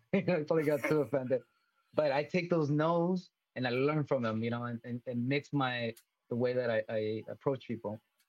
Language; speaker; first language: English; early bilingual, other home language; Spanish